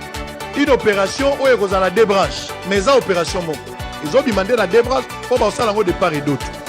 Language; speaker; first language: French; non-native, local second language; Lingala